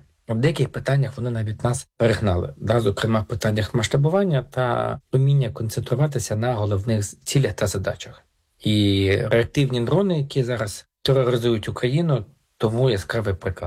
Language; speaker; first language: Ukrainian; native; Ukrainian